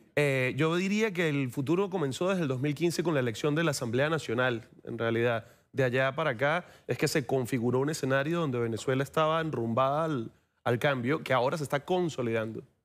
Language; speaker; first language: Spanish; native; Spanish